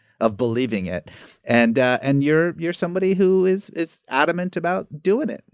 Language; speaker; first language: English; early bilingual, other home language; Persian